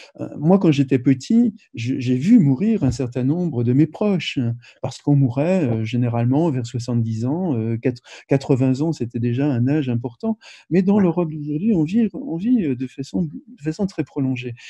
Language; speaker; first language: French; native; French